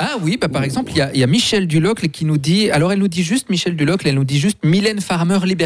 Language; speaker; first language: French; native; French